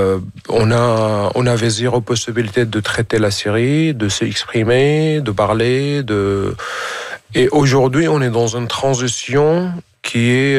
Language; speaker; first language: French; non-native, fluent; Arabic